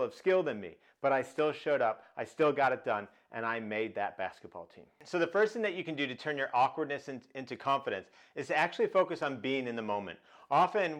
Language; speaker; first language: English; native; English